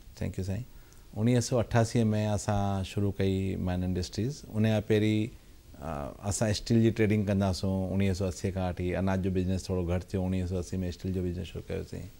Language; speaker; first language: Sindhi; early bilingual, heritage; Sindhi